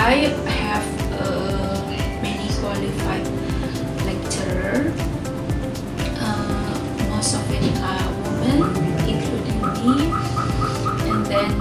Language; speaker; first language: English; non-native, fluent; Indonesian